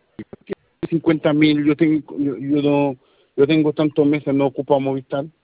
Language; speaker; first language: Spanish; non-native, learner; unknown